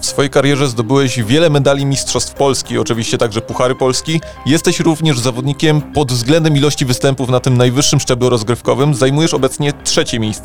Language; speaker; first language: Polish; native; Polish